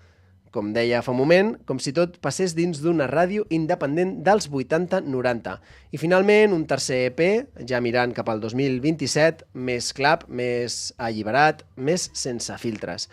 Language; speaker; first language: Catalan; native; Catalan